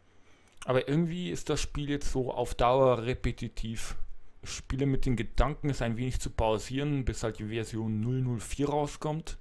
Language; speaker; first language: German; native; German